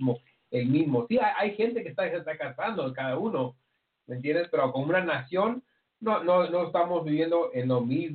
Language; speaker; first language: Spanish; early bilingual, heritage; Spanish